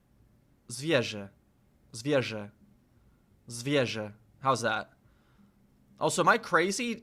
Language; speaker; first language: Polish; non-native, learner; English